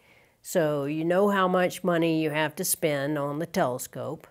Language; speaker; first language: English; native; English